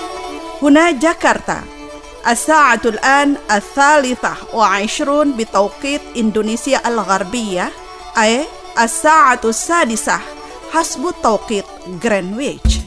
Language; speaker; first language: Arabic; non-native, fluent; Indonesian